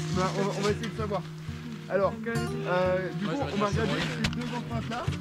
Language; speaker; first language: French; native; French